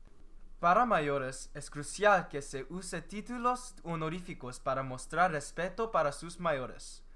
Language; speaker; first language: Spanish; non-native, learner; English